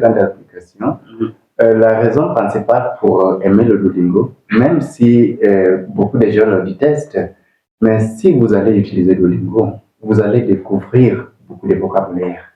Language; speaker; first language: French; non-native, learner; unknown